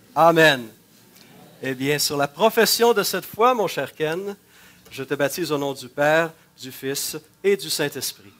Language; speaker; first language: French; native; French